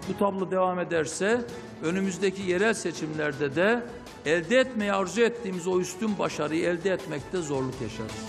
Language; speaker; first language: Turkish; native; Turkish